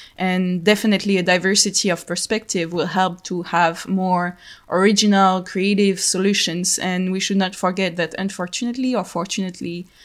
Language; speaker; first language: English; non-native, fluent; French